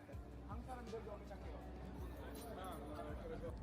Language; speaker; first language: Korean; non-native, learner; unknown